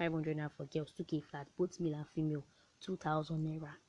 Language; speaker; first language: English; non-native, local second language; Yoruba